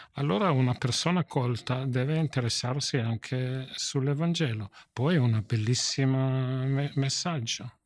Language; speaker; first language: Italian; non-native, fluent; English